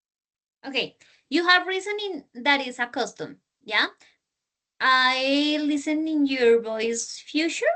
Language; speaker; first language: English; non-native, learner; Spanish